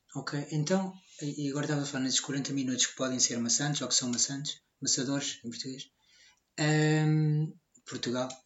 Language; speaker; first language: Portuguese; native; Portuguese